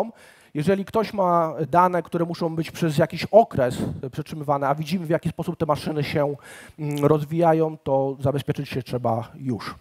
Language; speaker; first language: Polish; native; Polish